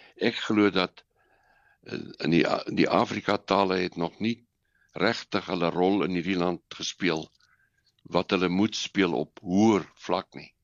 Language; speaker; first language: Afrikaans; native; Afrikaans